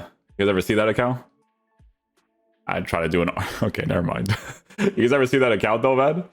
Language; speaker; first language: English; native; English